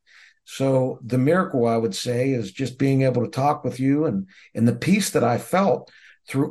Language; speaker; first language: English; native; English